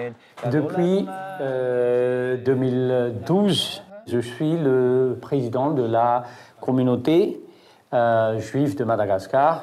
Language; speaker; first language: French; non-native, local second language; Malagasy